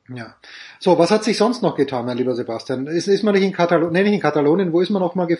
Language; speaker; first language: German; native; German